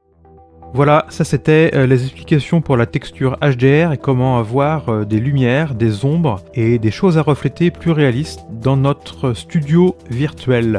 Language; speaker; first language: French; native; French